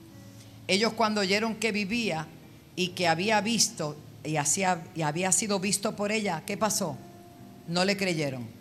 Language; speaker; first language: Spanish; native; Spanish